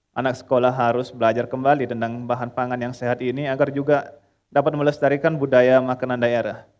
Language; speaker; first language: Indonesian; early bilingual, heritage; Indonesian